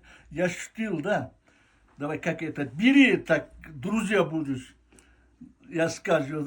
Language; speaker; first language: Russian; non-native, local second language; Uzbek